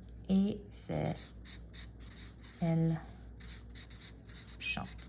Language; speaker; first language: French; non-native, fluent; English